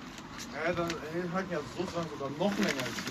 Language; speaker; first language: German; native; German